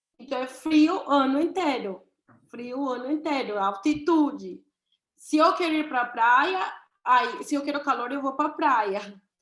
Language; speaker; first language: Portuguese; non-native, fluent; Spanish